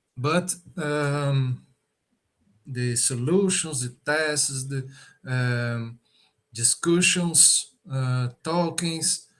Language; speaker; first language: English; non-native, learner; Portuguese